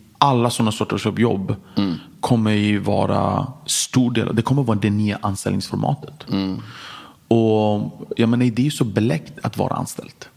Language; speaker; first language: Swedish; early bilingual, other home language; Persian